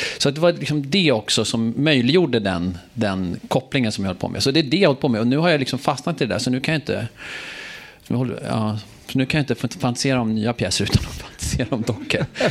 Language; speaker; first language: Swedish; native; Swedish